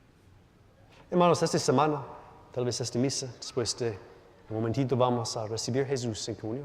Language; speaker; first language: Spanish; non-native, learner; English